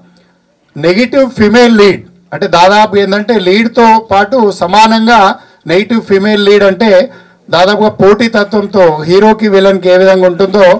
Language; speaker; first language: Telugu; native; Telugu